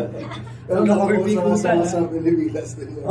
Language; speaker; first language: Filipino; native; Filipino